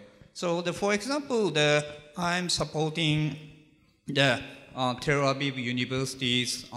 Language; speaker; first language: English; non-native, learner; Japanese